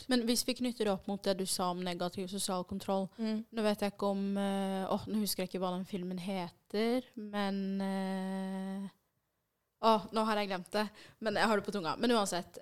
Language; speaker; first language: Norwegian; early bilingual, other home language; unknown